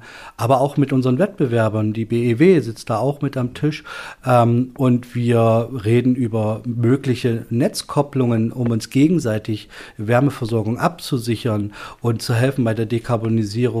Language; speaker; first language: German; native; German